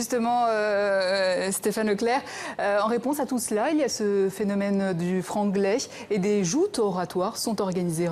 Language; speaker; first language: French; native; French